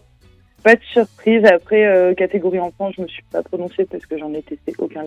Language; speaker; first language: French; native; French